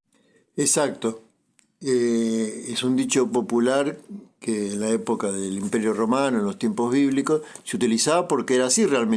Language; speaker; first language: Spanish; native; Spanish